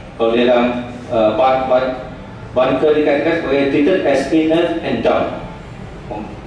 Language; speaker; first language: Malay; non-native, local second language; Central Dusun